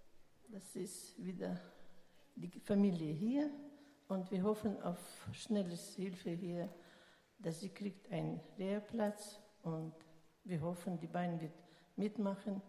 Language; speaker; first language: German; early bilingual, heritage; German